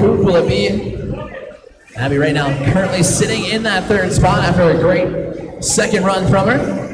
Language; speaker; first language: English; native; English